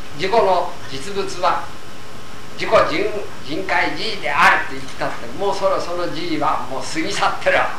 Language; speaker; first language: Japanese; native; Japanese